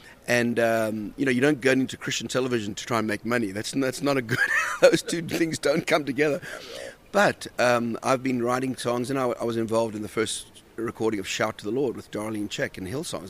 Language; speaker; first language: English; native; English